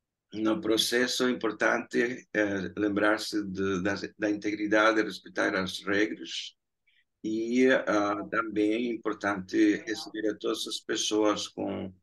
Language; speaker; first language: Portuguese; non-native, fluent; Spanish